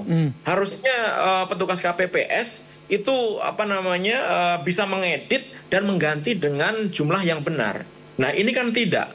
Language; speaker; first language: Indonesian; native; Indonesian